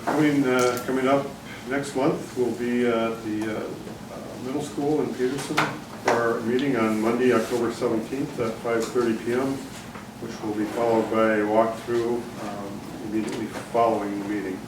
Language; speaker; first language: English; native; English